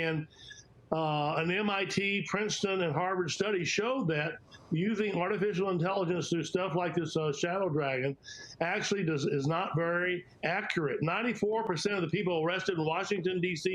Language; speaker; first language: English; native; English